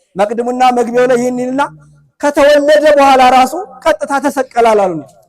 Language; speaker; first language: Amharic; native; Amharic